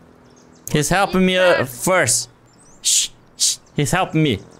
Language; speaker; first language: English; non-native, learner; Portuguese